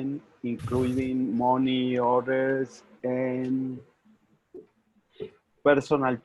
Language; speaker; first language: English; non-native, learner; Spanish